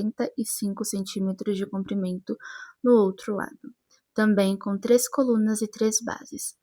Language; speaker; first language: Portuguese; native; Portuguese